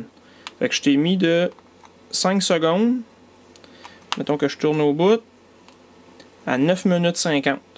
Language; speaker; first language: French; native; French